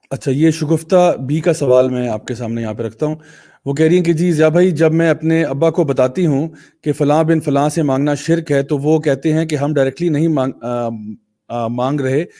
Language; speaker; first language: Urdu; native; Urdu